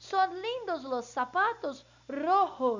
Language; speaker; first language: Spanish; non-native, learner; Portuguese